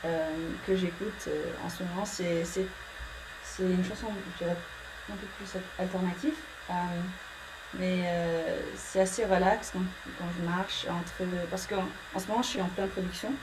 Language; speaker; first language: French; early bilingual, heritage; English